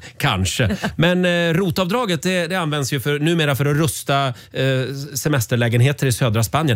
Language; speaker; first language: Swedish; native; Swedish